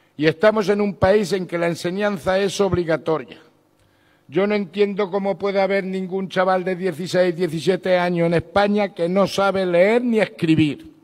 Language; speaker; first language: Spanish; native; Spanish